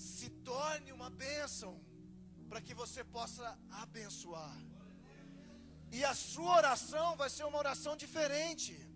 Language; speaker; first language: Portuguese; native; Portuguese